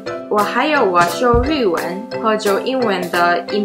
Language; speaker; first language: Chinese; non-native, learner; Japanese